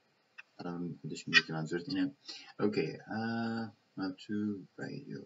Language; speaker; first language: Persian; native; Persian